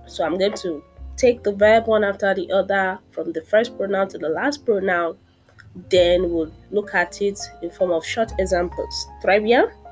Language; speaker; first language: English; non-native, local second language; Yoruba